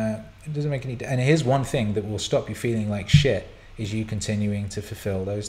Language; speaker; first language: English; native; English